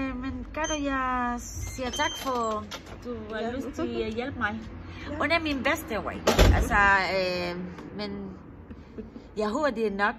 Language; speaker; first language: Danish; non-native, learner; Spanish